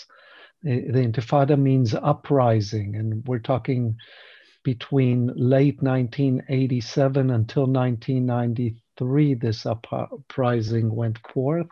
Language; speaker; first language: English; non-native, fluent; Hebrew